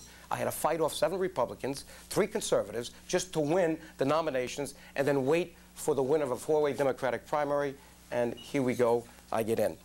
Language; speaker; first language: English; native; English